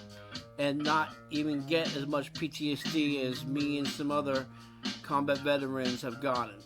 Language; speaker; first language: English; native; English